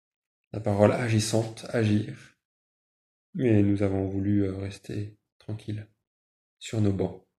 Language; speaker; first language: French; native; French